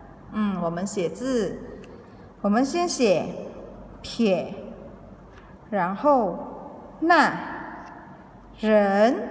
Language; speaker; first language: Chinese; early bilingual, heritage; Indonesian